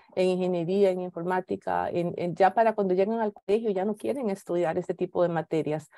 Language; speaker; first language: Spanish; native; Spanish